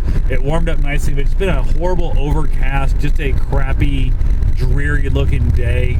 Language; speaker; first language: English; native; English